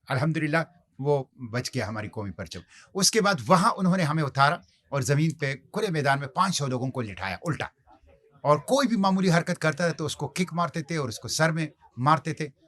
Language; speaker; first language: Urdu; non-native, local second language; Pashto